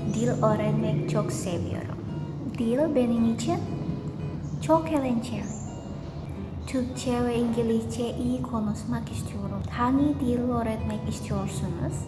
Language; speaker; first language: Turkish; non-native, learner; Indonesian